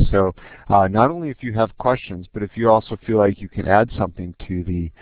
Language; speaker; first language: English; native; English